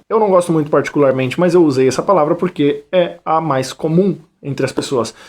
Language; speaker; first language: Portuguese; native; Portuguese